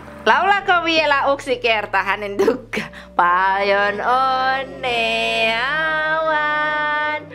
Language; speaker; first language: Finnish; non-native, learner; Indonesian